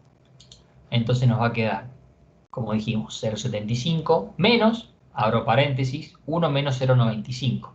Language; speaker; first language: Spanish; native; Spanish